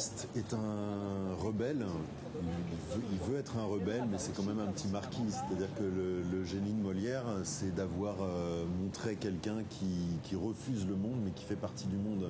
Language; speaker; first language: French; native; French